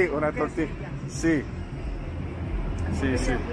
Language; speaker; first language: Spanish; non-native, learner; English